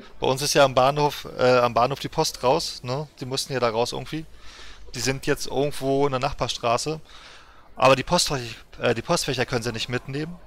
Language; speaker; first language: German; native; German